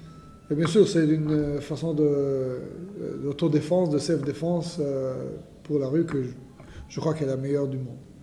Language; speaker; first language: French; non-native, fluent; Hebrew